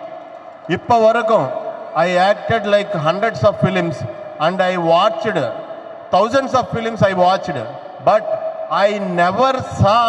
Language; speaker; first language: Tamil; non-native, learner; Telugu